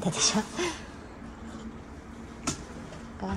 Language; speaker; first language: Japanese; early bilingual, heritage; Japanese